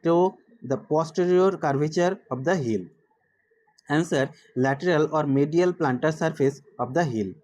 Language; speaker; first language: English; non-native, local second language; Bangla